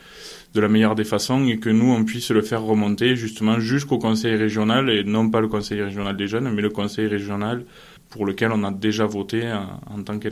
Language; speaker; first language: French; native; French